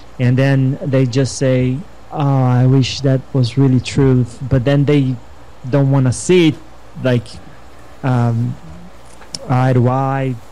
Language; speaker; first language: English; non-native, fluent; Portuguese